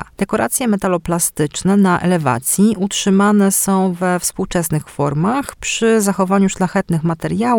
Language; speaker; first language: Polish; native; Polish